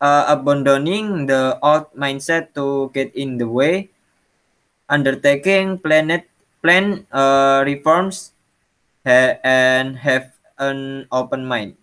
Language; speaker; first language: English; non-native, learner; Indonesian